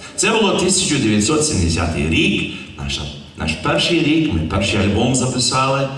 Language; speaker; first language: Ukrainian; early bilingual, heritage; Ukrainian